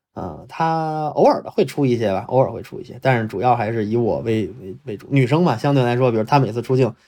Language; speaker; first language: Chinese; native; Chinese